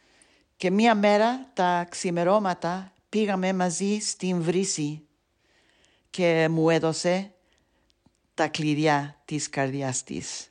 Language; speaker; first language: Greek; non-native, fluent; English